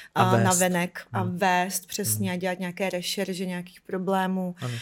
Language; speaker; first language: Czech; non-native, fluent; Ukrainian